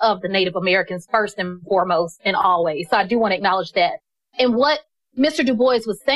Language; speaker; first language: English; native; English